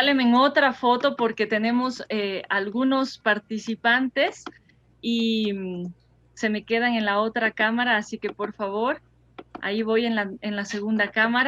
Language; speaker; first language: Spanish; native; Spanish